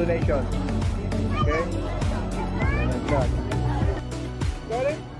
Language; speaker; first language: English; non-native, local second language; Filipino